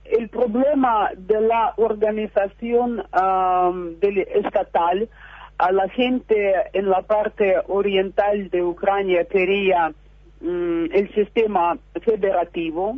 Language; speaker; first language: Spanish; non-native, fluent; Russian